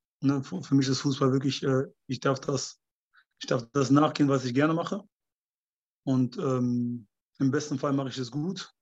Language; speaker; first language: German; early bilingual, other home language; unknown